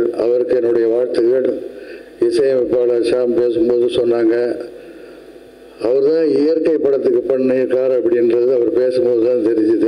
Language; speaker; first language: Tamil; native; Tamil